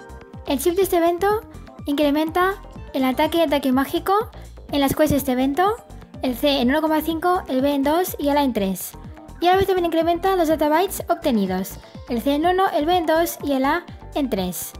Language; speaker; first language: Spanish; native; Spanish